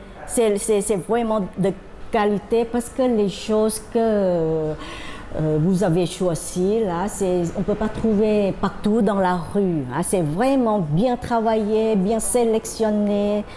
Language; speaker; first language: French; non-native, fluent; Thai